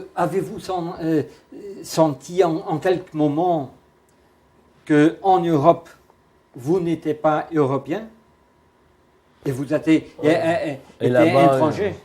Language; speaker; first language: French; non-native, fluent; Portuguese